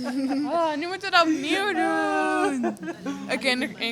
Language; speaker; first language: Dutch; early bilingual, heritage; Kinyarwanda